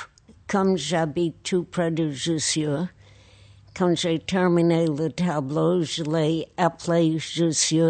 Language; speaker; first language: French; non-native, fluent; English